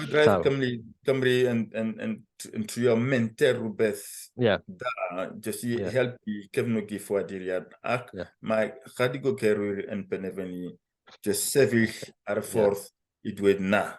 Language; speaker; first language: Welsh; non-native, fluent; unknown